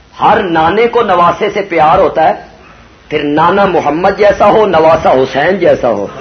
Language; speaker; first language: Urdu; non-native, local second language; Punjabi